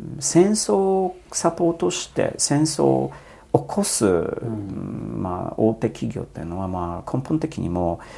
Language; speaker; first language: Japanese; non-native, fluent; Polish